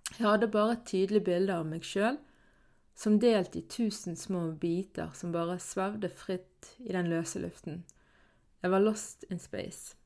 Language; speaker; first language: Norwegian; early bilingual, other home language; Arabic